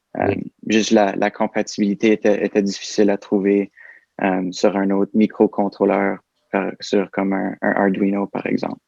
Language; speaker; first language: French; native; French